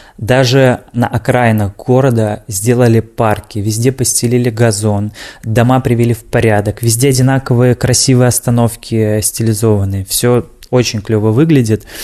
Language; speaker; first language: Russian; native; Russian